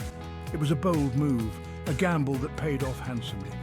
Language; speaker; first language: English; native; English